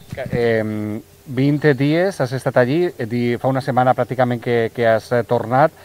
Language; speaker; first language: Catalan; native; Catalan